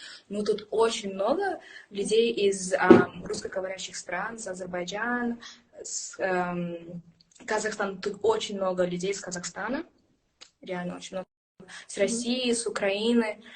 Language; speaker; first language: Russian; early bilingual, heritage; English